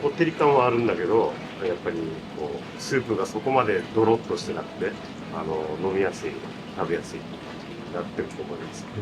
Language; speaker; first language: Japanese; native; Japanese